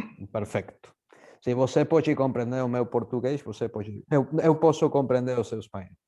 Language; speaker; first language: Portuguese; non-native, fluent; Spanish